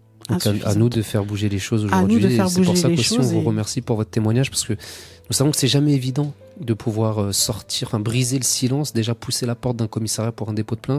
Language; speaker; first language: French; native; French